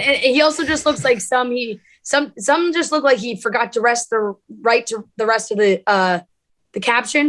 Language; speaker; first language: English; native; English